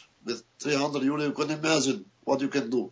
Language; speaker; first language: English; non-native, learner; Albanian